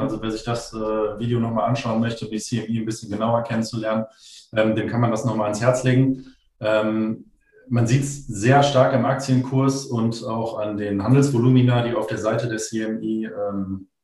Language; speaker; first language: German; native; German